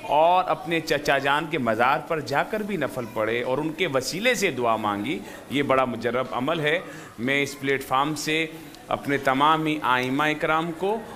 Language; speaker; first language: Urdu; native; Urdu